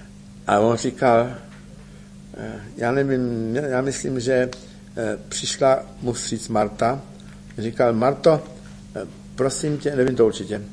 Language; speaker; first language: Czech; native; Czech